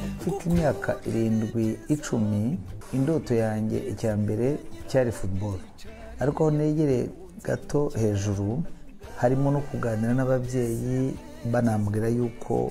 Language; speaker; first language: Kinyarwanda; early bilingual, heritage; Kinyarwanda